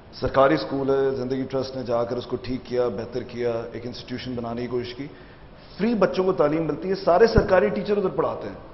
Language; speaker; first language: Urdu; native; Urdu